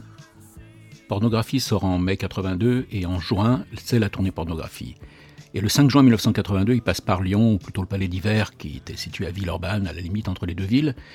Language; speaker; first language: French; native; French